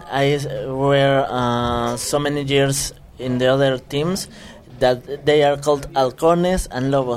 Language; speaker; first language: English; non-native, fluent; Spanish